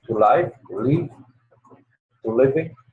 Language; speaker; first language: English; non-native, learner; Polish